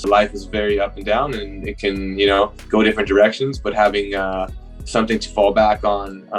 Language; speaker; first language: English; native; English